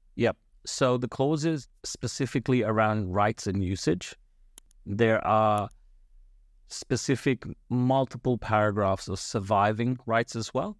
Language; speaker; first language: English; non-native, local second language; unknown